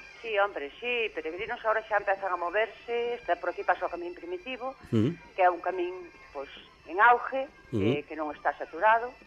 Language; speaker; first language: Galician; native; Galician